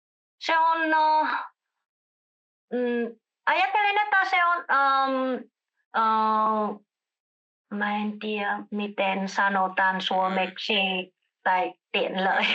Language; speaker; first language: Finnish; non-native, learner; Vietnamese